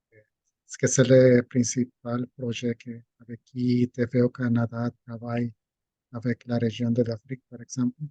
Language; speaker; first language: French; non-native, fluent; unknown